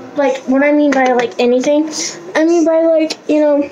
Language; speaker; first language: English; native; English